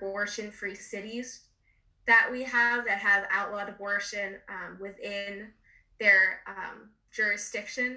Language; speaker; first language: English; native; English